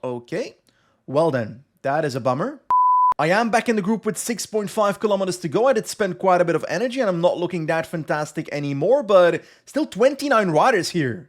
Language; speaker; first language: English; non-native, fluent; Dutch